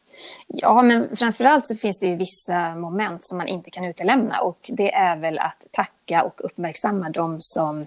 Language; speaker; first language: Swedish; native; Swedish